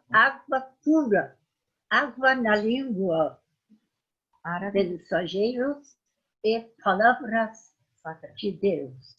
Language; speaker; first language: Portuguese; non-native, fluent; Persian